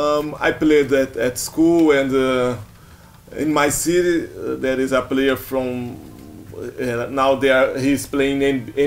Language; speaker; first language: English; non-native, learner; Portuguese